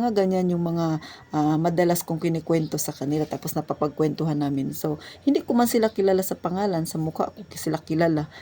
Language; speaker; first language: Filipino; non-native, local second language; Cebuano